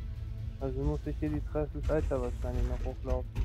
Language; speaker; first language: German; native; German